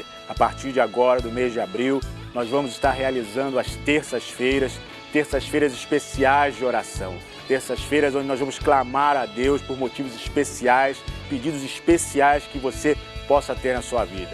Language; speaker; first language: Portuguese; native; Portuguese